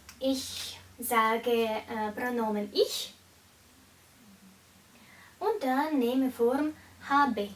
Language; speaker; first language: German; non-native, fluent; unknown